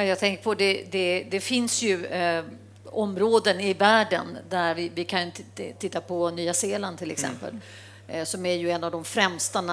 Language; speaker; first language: Swedish; native; Swedish